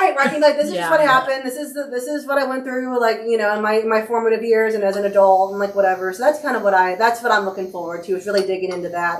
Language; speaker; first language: English; native; English